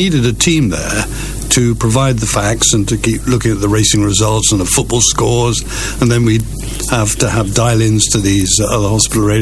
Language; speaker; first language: English; native; English